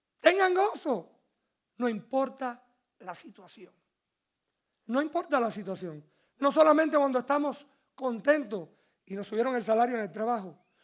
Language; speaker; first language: Spanish; early bilingual, heritage; Spanish